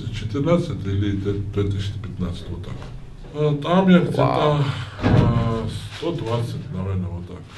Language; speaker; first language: Russian; non-native, fluent; Georgian